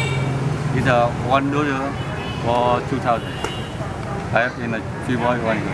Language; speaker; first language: English; non-native, learner; Vietnamese